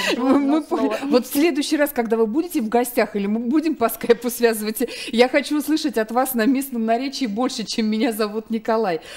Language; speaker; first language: Russian; native; Russian